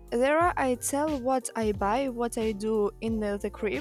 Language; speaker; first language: English; non-native, learner; Russian